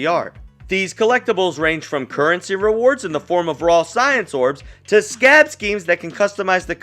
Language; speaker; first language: English; native; English